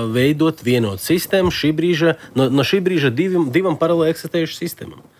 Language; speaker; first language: Latvian; non-native, local second language; Russian